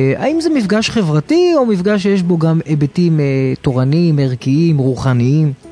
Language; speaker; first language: Hebrew; native; Hebrew